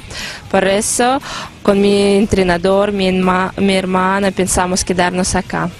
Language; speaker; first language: Spanish; non-native, learner; Russian